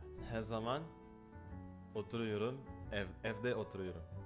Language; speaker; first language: Turkish; non-native, learner; Indonesian